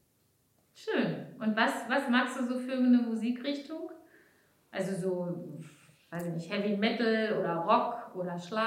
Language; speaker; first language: German; native; German